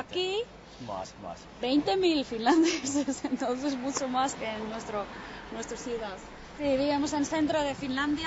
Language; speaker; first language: Spanish; non-native, fluent; Finnish